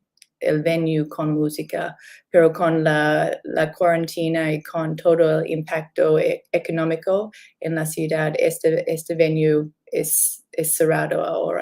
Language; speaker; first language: Spanish; non-native, learner; English